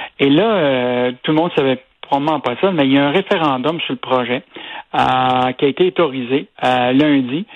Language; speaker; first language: French; native; French